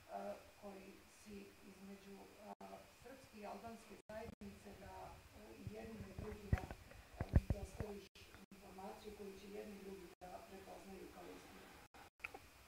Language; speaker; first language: Bosnian; native; Bosnian